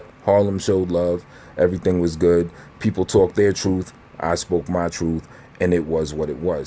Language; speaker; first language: English; native; English